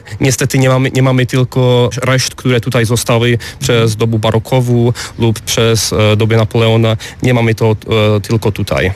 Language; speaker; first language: Polish; non-native, learner; Czech